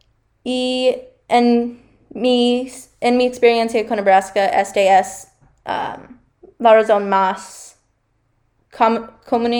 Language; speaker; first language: Spanish; non-native, learner; English